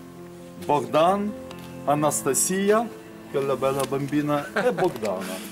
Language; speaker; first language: Italian; non-native, learner; Ukrainian